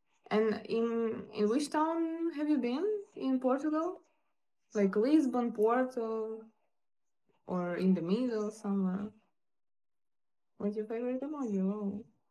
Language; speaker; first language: English; non-native, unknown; Ukrainian